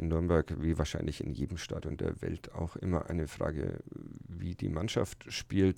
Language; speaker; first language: German; native; German